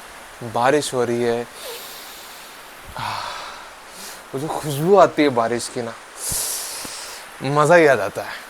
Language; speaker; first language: Hindi; native; Hindi